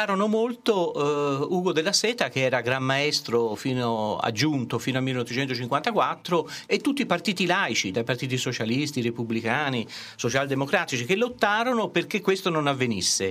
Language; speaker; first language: Italian; native; Italian